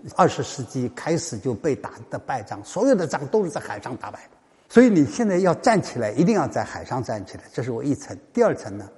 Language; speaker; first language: Chinese; native; Chinese